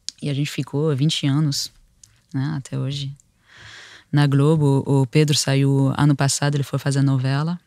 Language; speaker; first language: Portuguese; non-native, fluent; French